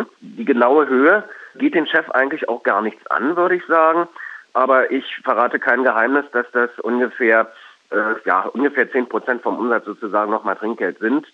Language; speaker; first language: German; native; German